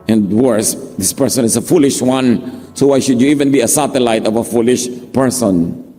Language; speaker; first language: English; non-native, local second language; Filipino